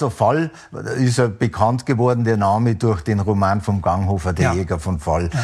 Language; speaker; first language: German; native; German